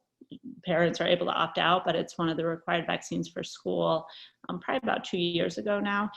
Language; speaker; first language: English; native; English